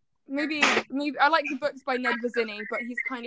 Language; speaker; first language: English; native; English